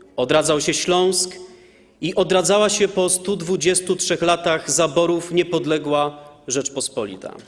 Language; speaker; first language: Polish; native; Polish